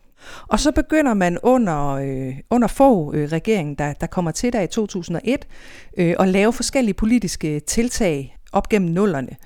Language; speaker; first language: Danish; native; Danish